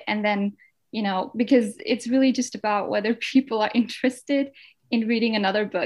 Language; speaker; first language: English; non-native, fluent; Danish